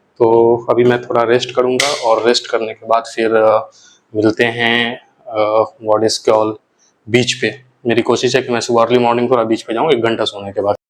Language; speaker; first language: Hindi; native; Hindi